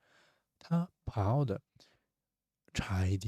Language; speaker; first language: Chinese; non-native, fluent; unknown